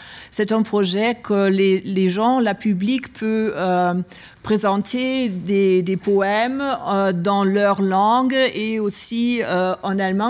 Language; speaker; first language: French; non-native, learner; German